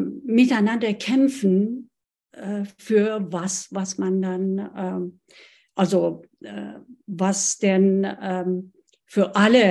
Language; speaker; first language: German; non-native, fluent; Persian